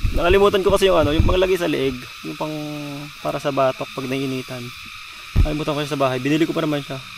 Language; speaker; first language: Filipino; native; Filipino